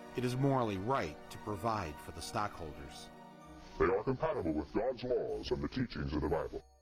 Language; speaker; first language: English; native; English